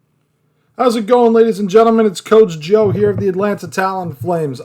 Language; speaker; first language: English; native; English